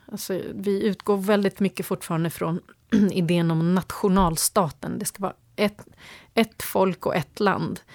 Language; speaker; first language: Swedish; early bilingual, other home language; Turoyo